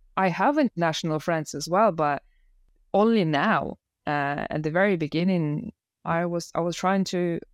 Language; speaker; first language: English; non-native, fluent; Russian